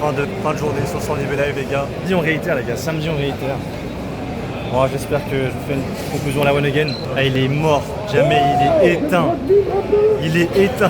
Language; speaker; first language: French; native; French